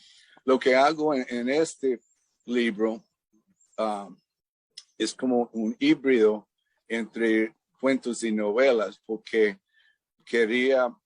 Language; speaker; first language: Spanish; non-native, fluent; English